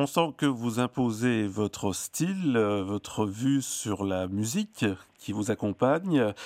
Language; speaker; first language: French; native; French